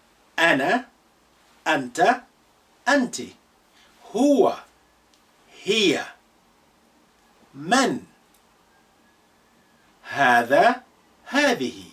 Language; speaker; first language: Arabic; non-native, fluent; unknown